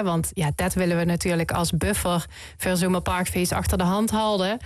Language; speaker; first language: Dutch; native; Dutch